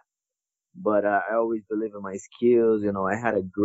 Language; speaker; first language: English; non-native, fluent; Portuguese